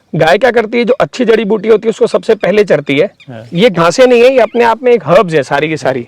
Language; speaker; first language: Hindi; native; Hindi